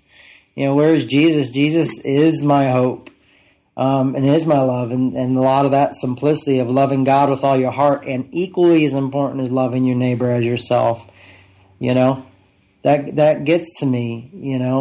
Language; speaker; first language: English; native; English